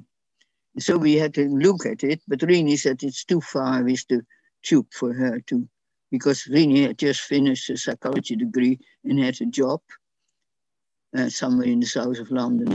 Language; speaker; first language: English; non-native, fluent; Dutch